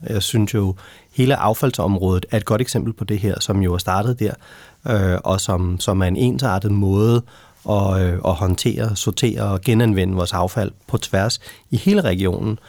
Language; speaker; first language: Danish; native; Danish